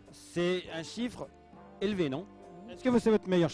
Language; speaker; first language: French; native; French